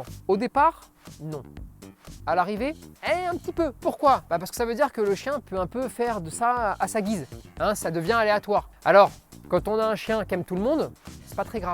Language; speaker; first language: French; native; French